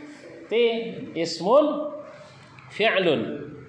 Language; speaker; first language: Arabic; non-native, fluent; Indonesian